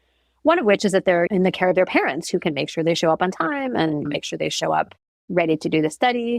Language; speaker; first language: English; native; English